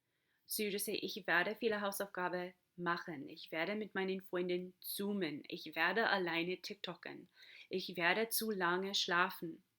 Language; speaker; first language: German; non-native, fluent; English